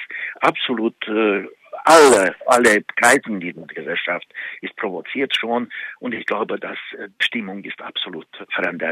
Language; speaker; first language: German; non-native, fluent; Hungarian